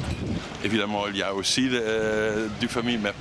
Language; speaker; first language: French; non-native, fluent; Dutch